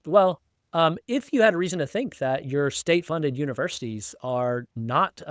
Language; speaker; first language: English; native; English